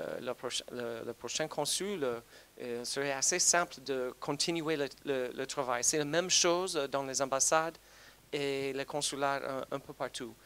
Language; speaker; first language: French; non-native, fluent; English